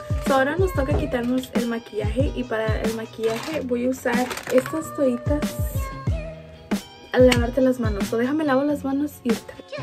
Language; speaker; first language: Spanish; early bilingual, heritage; Spanish